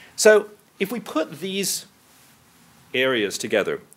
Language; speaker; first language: English; native; English